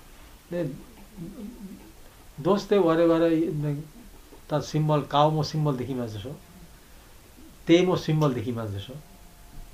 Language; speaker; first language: Japanese; non-native, learner; Bangla